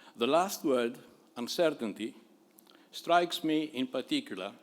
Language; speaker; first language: English; non-native, fluent; Greek